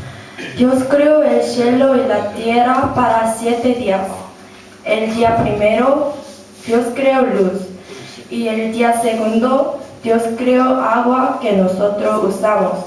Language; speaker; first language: Spanish; non-native, learner; Korean